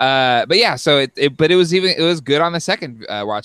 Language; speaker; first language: English; native; English